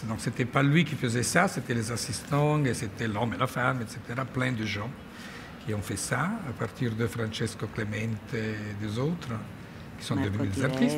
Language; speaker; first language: French; non-native, fluent; Italian